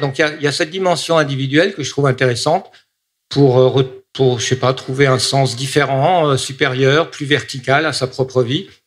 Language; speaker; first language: French; native; French